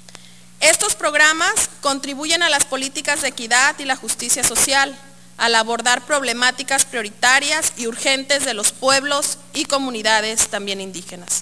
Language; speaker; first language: Spanish; native; Spanish